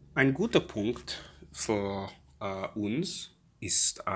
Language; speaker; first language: German; non-native, learner; English